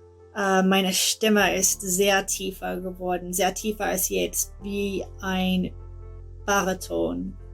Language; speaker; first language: German; non-native, learner; English